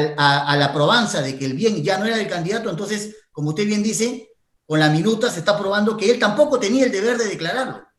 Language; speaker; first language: Spanish; native; Spanish